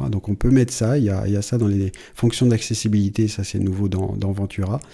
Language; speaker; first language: French; native; French